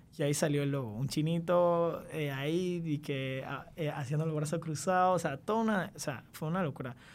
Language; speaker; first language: Spanish; early bilingual, other home language; Chinese